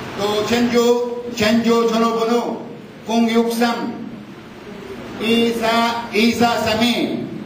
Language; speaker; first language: Korean; non-native, learner; Arabic